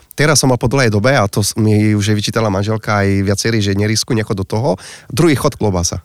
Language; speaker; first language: Slovak; native; Slovak